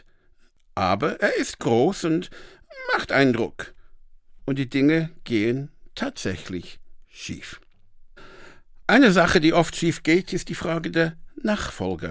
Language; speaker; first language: German; non-native, fluent; English